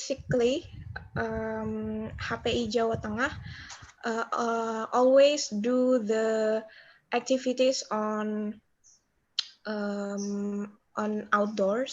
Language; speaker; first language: English; non-native, learner; Indonesian